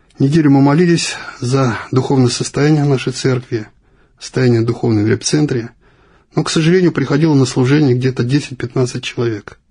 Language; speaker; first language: Russian; native; Russian